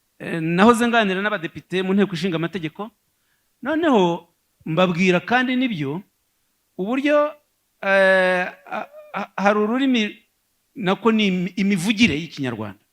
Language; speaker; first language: Kinyarwanda; native; Kinyarwanda